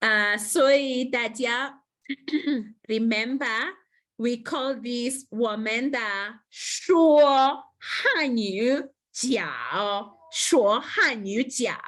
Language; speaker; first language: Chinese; non-native, fluent; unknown